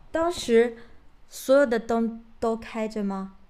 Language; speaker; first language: Chinese; native; Chinese